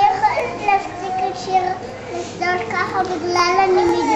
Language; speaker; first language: Hebrew; early bilingual, heritage; Hebrew